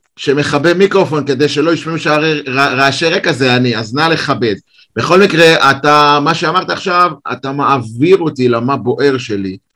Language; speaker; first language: Hebrew; native; Hebrew